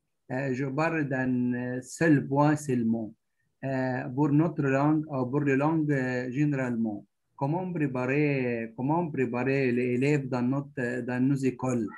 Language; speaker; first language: French; non-native, fluent; Arabic